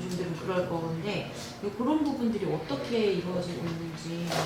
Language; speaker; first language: Korean; native; Korean